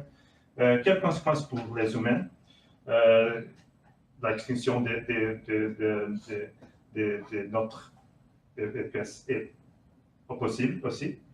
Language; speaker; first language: French; non-native, learner; Portuguese